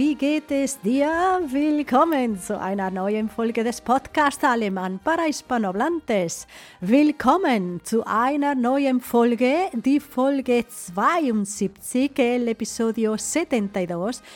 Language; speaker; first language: German; non-native, fluent; Spanish